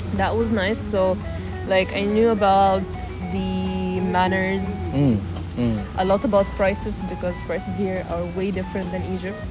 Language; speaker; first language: English; non-native, fluent; Arabic